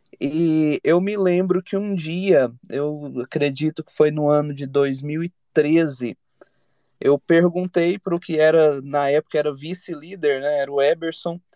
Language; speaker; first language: Portuguese; native; Portuguese